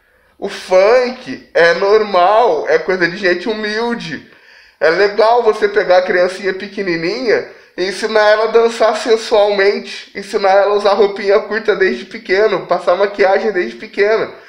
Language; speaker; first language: Portuguese; native; Portuguese